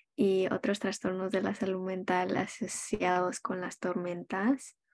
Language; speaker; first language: Spanish; early bilingual, heritage; Spanish